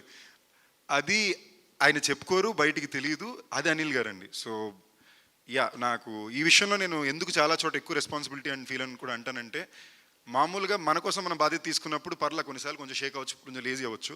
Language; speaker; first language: Telugu; native; Telugu